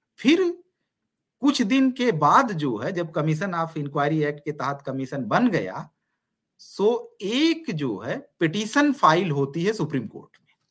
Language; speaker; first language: Hindi; native; Hindi